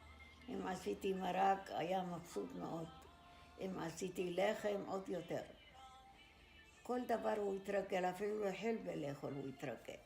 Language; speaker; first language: Hebrew; non-native, fluent; Arabic